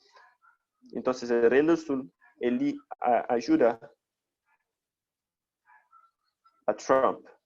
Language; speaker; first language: Spanish; non-native, fluent; Portuguese